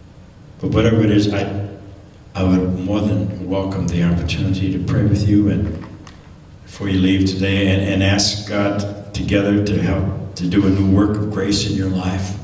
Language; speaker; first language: English; native; English